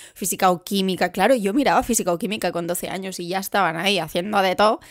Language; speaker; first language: Spanish; native; Spanish